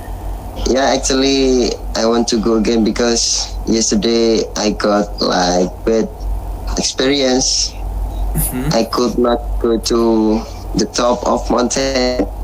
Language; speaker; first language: English; non-native, learner; Indonesian